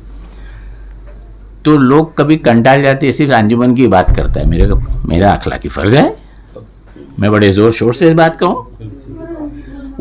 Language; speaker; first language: Hindi; native; Hindi